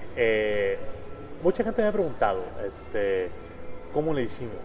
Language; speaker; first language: Spanish; native; Spanish